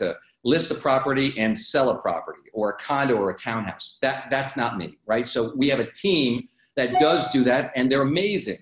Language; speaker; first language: English; native; English